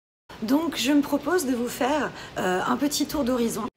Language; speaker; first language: French; native; French